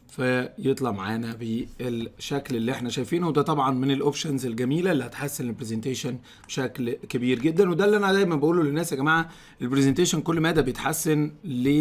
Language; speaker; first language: Arabic; native; Arabic